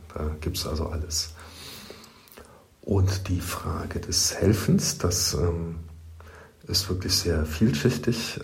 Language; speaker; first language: German; native; German